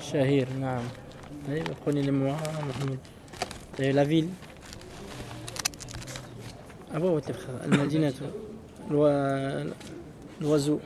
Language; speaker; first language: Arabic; non-native, fluent; French